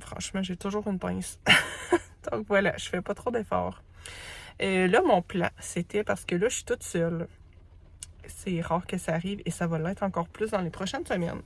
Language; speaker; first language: French; native; French